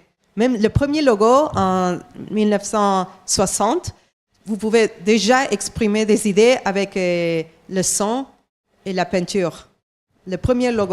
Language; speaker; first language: French; non-native, fluent; English